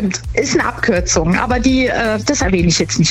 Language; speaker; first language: German; native; German